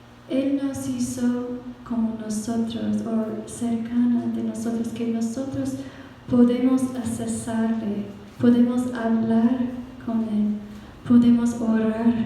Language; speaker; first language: Spanish; non-native, fluent; English